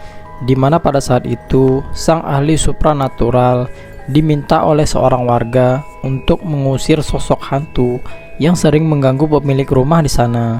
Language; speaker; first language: Indonesian; native; Indonesian